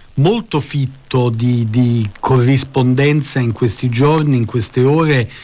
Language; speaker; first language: Italian; native; Italian